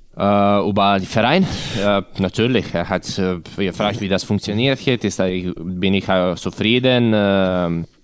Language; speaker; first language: German; non-native, learner; Croatian